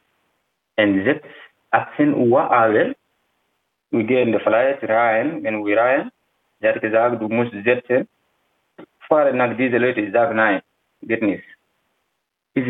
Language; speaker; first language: German; non-native, learner; Fula